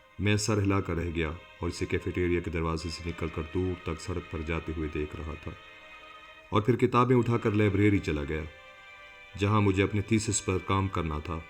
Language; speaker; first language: Urdu; non-native, local second language; Sindhi